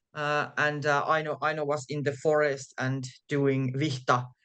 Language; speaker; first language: English; non-native, fluent; Finnish